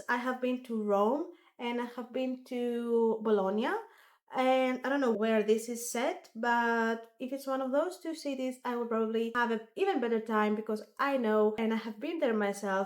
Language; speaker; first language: English; non-native, fluent; Greek